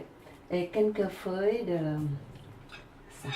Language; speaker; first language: French; early bilingual, other home language; Vietnamese